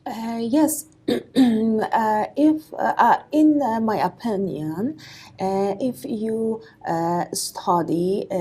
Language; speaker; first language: English; non-native, learner; Persian